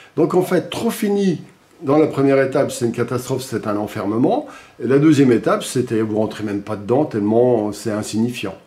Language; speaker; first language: French; native; French